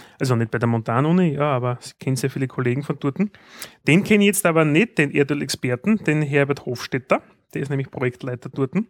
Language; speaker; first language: German; native; German